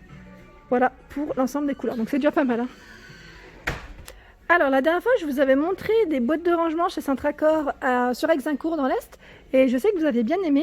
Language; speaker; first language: French; native; French